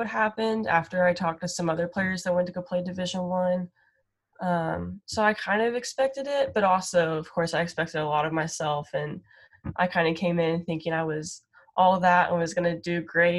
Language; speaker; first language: English; native; English